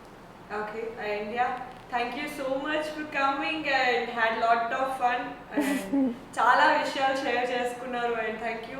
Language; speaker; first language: Telugu; native; Telugu